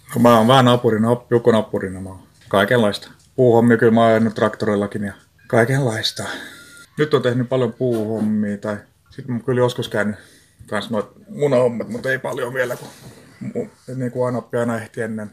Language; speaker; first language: Finnish; non-native, local second language; Swedish